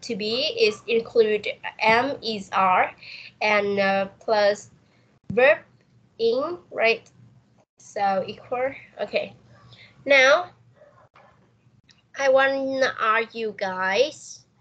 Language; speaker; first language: English; non-native, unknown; Vietnamese